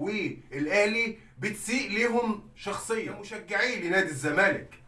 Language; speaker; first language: Arabic; native; Arabic